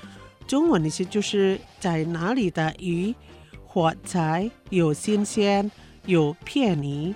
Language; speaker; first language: Chinese; non-native, fluent; Indonesian